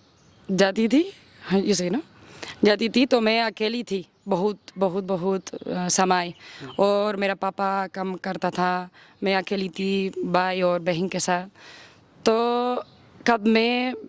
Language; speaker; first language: Hindi; non-native, learner; Spanish